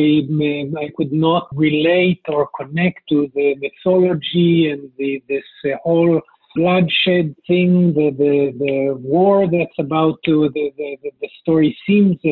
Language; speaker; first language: English; non-native, fluent; Hebrew